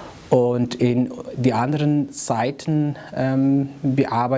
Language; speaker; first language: German; non-native, fluent; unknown